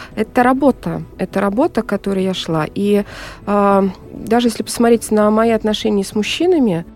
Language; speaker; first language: Russian; native; Russian